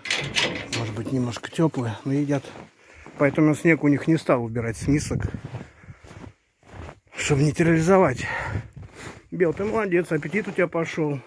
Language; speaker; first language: Russian; native; Russian